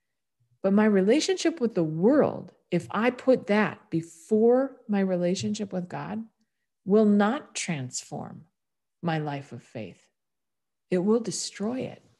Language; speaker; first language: English; native; English